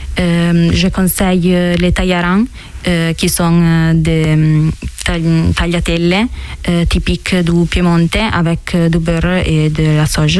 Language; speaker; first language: French; non-native, learner; Italian